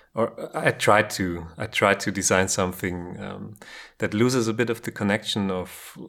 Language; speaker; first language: English; non-native, fluent; German